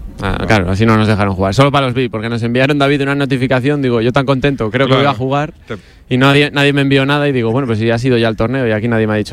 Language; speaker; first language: Spanish; native; Spanish